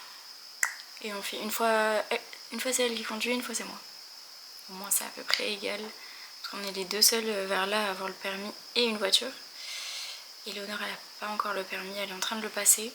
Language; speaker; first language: French; native; French